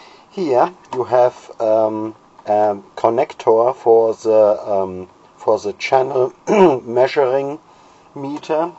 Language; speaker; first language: English; non-native, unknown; German